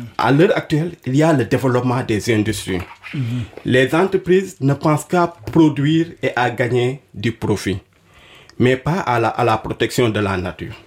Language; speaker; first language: French; non-native, local second language; Wolof